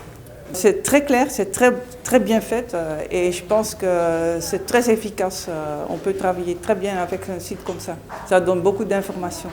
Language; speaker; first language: French; non-native, fluent; Dutch